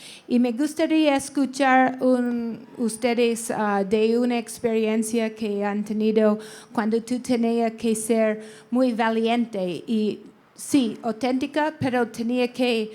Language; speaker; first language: Spanish; non-native, learner; English